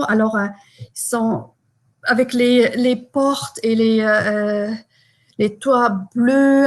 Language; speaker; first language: French; non-native, fluent; German